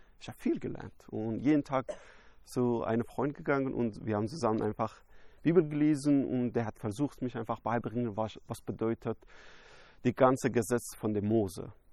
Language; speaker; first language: German; non-native, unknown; Persian